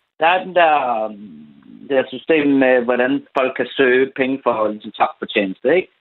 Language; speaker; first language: Danish; early bilingual, other home language; Persian